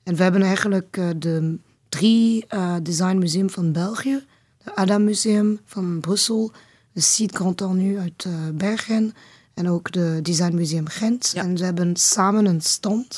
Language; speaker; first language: Dutch; non-native, learner; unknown